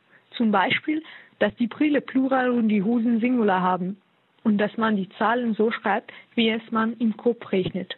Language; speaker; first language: German; non-native, fluent; Russian